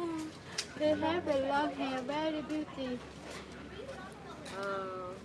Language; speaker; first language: English; non-native, learner; Vietnamese